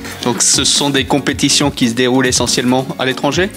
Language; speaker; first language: French; native; French